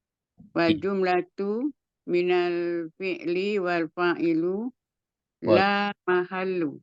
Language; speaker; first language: Arabic; non-native, learner; Indonesian